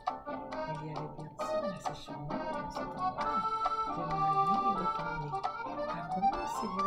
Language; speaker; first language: French; non-native, local second language; Haitian Creole